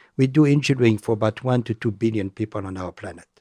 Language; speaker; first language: English; non-native, fluent; French